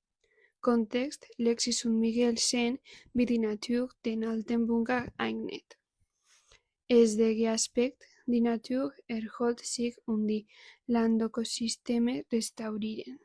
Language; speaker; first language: German; non-native, learner; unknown